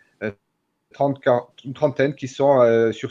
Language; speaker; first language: French; native; French